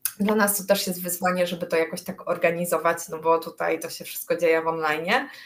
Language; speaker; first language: Polish; native; Polish